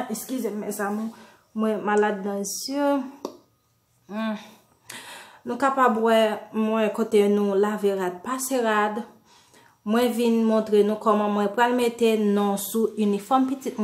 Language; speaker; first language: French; non-native, learner; Haitian Creole